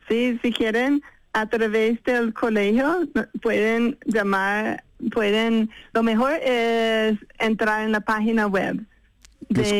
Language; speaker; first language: Spanish; non-native, fluent; English